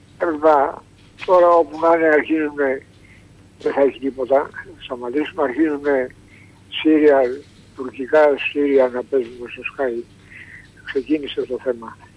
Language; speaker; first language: Greek; native; Greek